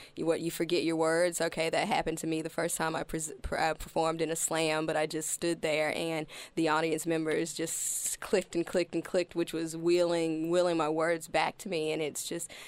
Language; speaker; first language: English; native; English